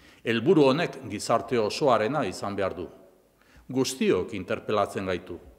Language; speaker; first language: Basque; non-native, local second language; Spanish